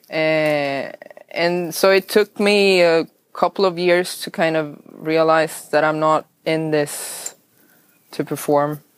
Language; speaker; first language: English; non-native, fluent; Swedish